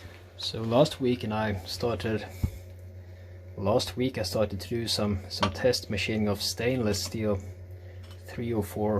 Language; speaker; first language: English; non-native, fluent; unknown